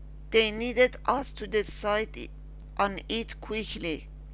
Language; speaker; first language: English; non-native, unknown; Persian